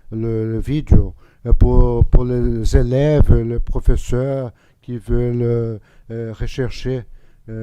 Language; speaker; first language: French; non-native, fluent; Portuguese